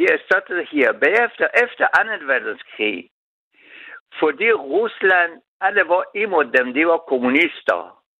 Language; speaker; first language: Danish; non-native, learner; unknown